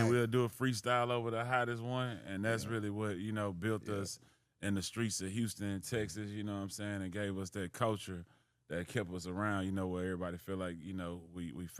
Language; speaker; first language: English; native; English